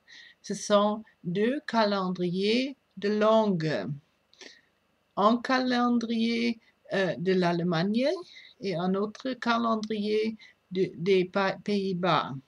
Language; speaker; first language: French; non-native, fluent; German